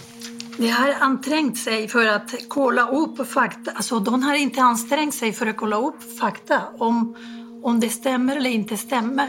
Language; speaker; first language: Swedish; non-native, fluent; Spanish